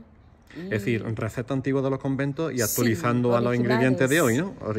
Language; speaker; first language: Spanish; native; Spanish